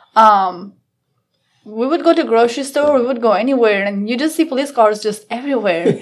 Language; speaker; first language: English; non-native, fluent; Albanian